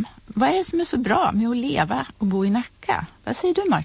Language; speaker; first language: Swedish; native; Swedish